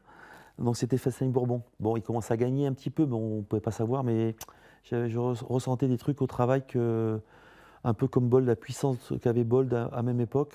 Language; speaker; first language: French; native; French